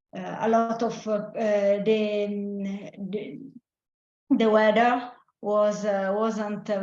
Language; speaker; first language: English; non-native, learner; Italian